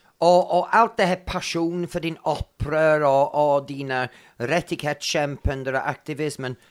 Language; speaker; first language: Swedish; non-native, fluent; English